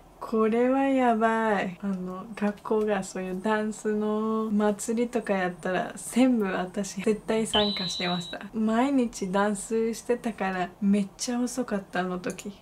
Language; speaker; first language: Japanese; non-native, fluent; Spanish